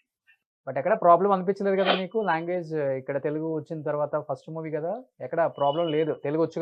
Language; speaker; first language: Telugu; native; Telugu